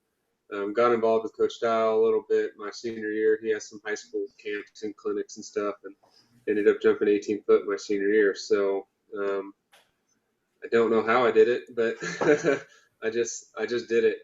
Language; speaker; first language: English; native; English